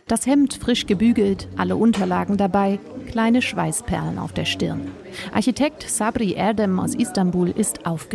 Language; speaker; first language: German; native; German